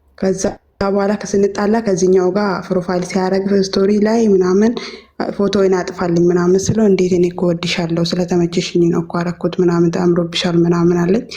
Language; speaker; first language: Amharic; non-native, local second language; Oromo